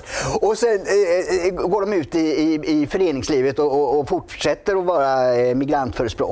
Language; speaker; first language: Swedish; native; Swedish